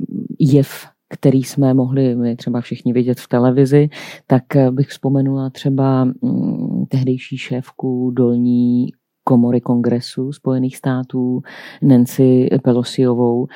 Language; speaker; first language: Czech; native; Czech